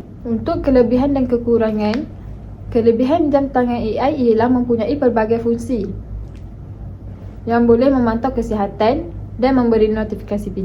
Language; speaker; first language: Malay; native; Malay